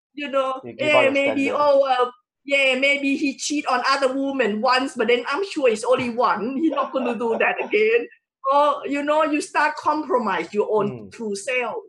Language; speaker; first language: English; non-native, fluent; Thai